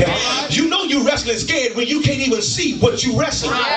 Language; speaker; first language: English; native; English